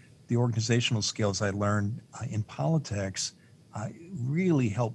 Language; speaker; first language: English; native; English